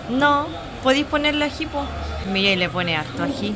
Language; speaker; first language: Spanish; native; Spanish